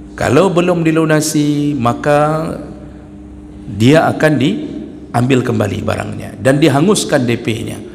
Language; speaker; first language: Malay; non-native, local second language; Achinese